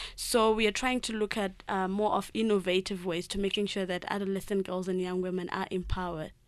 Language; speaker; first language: English; non-native, local second language; Shona